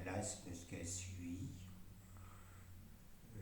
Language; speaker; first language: French; native; French